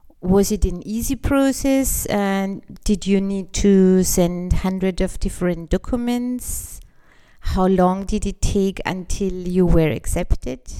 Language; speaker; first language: English; non-native, fluent; German